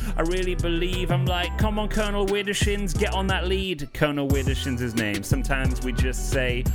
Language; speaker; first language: English; native; English